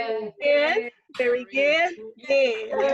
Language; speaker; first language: English; non-native, fluent; Romanian